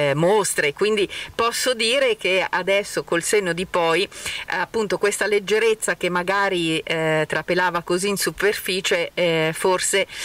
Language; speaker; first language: Italian; native; Italian